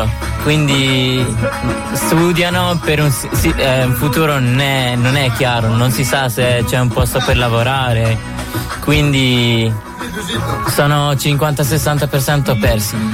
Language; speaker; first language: Italian; non-native, fluent; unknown